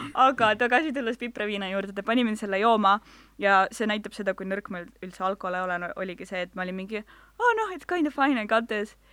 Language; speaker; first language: Estonian; non-native, local second language; Russian